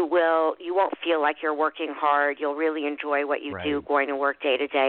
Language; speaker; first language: English; native; English